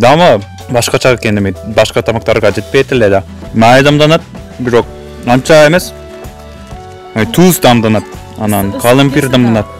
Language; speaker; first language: Kyrgyz; non-native, fluent; English